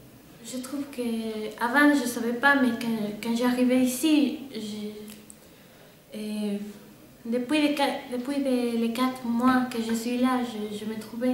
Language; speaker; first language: French; non-native, fluent; Spanish